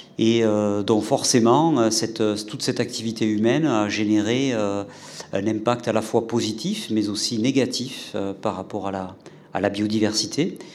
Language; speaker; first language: French; native; French